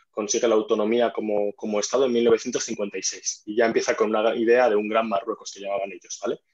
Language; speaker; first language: Spanish; non-native, fluent; Arabic